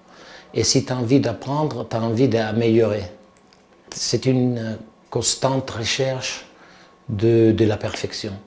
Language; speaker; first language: French; non-native, fluent; Italian